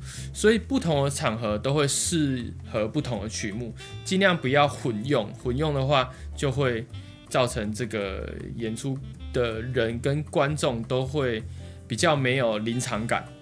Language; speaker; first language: Chinese; native; Chinese